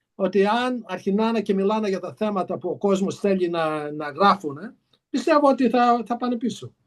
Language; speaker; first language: Greek; early bilingual, heritage; Greek